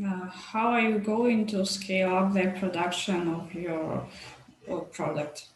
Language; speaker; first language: English; non-native, fluent; Russian